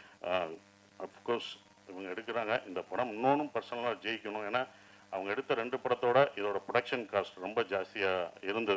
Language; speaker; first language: Tamil; native; Tamil